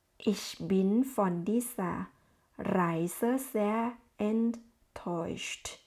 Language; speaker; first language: German; non-native, fluent; Thai